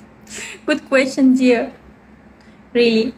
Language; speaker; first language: English; non-native, learner; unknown